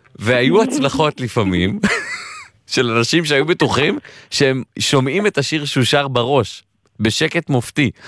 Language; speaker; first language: Hebrew; native; Hebrew